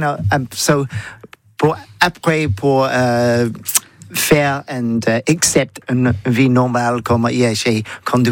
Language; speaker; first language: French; non-native, learner; English